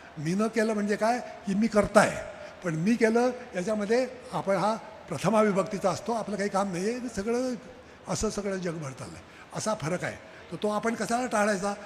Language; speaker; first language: Marathi; native; Marathi